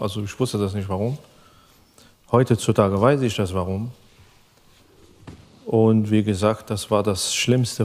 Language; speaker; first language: German; non-native, fluent; Arabic